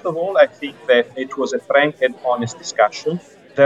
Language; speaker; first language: English; non-native, fluent; Italian